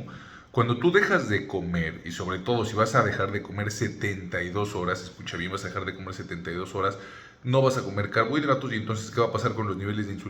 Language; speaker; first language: Spanish; native; Spanish